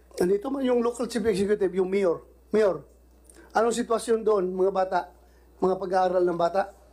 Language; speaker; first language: Filipino; non-native, local second language; Cebuano